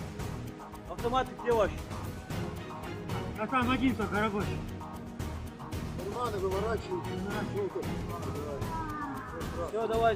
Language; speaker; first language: Russian; native; Russian